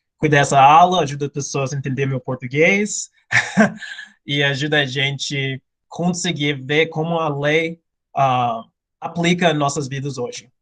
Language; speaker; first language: Portuguese; non-native, fluent; English